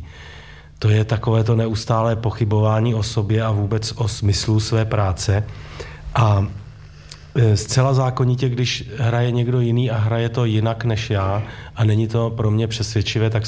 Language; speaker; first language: Czech; native; Czech